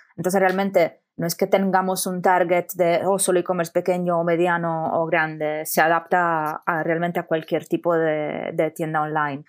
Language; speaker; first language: Spanish; non-native, fluent; Italian